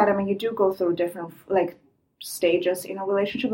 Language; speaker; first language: English; non-native, fluent; Chinese